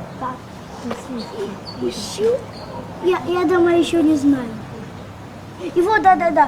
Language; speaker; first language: Russian; non-native, local second language; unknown